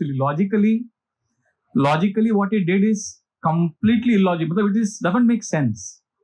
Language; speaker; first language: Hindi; non-native, local second language; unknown